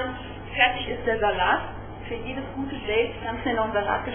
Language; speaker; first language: German; native; German